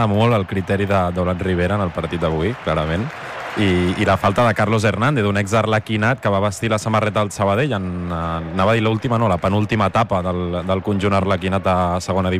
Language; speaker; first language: Catalan; native; Catalan